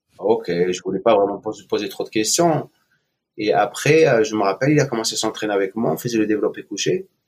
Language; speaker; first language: French; non-native, local second language; Arabic